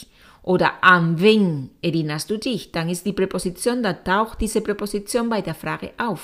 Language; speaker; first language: German; non-native, fluent; Spanish